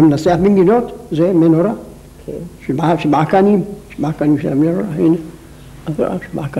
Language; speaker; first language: Hebrew; non-native, local second language; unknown